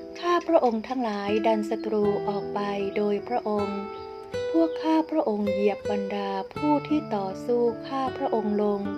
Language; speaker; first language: Thai; native; Thai